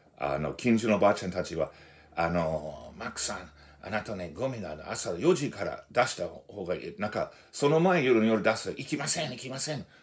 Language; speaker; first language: Japanese; non-native, fluent; English